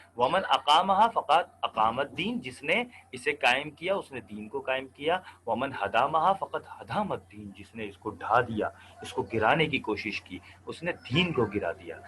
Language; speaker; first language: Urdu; native; Urdu